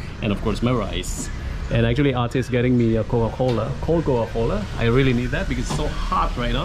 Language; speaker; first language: English; non-native, local second language; Filipino